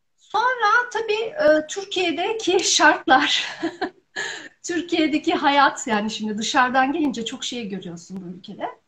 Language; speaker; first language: Turkish; early bilingual, heritage; Turkish